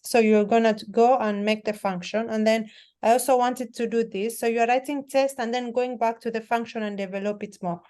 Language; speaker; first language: English; non-native, fluent; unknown